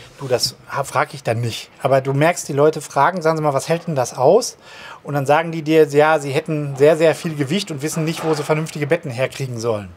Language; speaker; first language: German; native; German